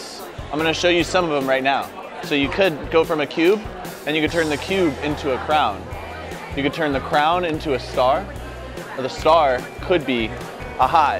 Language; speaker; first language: English; native; English